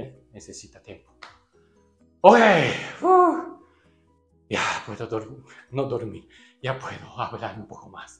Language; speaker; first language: Spanish; non-native, learner; Japanese